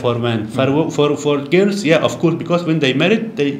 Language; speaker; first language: English; non-native, learner; Persian